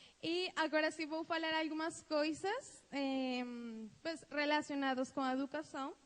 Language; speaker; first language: Portuguese; non-native, fluent; Spanish